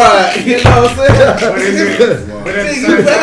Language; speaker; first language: English; native; English